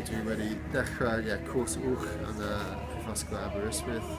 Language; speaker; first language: Welsh; non-native, learner; English